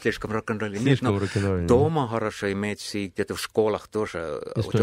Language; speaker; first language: Russian; non-native, fluent; Estonian